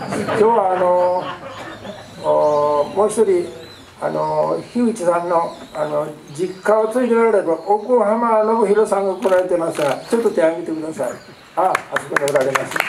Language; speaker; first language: Japanese; native; Japanese